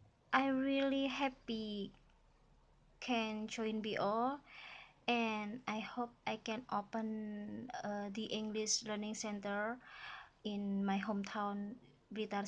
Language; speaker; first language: English; non-native, learner; Indonesian